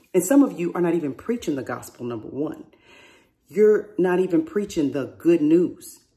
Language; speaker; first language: English; native; English